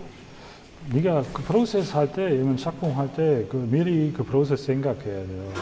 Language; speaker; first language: Korean; non-native, learner; German